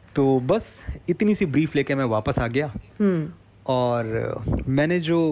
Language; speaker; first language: Hindi; native; Hindi